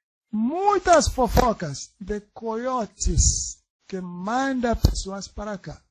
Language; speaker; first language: Portuguese; non-native, learner; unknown